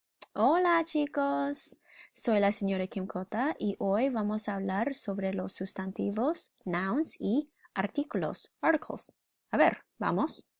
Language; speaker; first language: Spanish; non-native, fluent; English